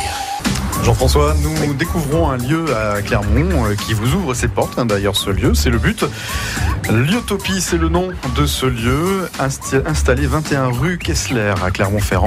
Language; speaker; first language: French; native; French